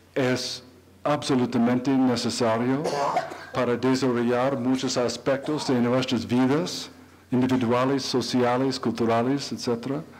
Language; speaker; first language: Spanish; non-native, learner; English